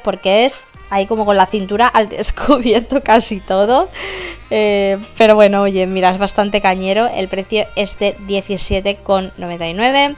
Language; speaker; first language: Spanish; native; Spanish